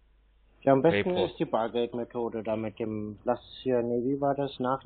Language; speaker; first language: German; native; German